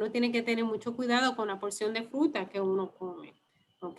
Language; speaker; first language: Spanish; early bilingual, heritage; Spanish